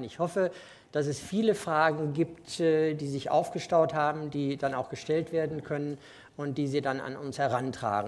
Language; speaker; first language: German; native; German